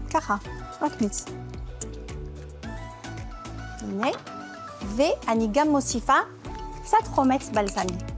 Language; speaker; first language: Hebrew; non-native, fluent; French